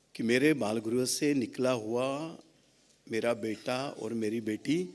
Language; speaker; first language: Hindi; non-native, local second language; Marathi